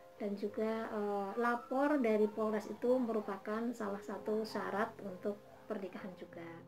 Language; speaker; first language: Indonesian; native; Indonesian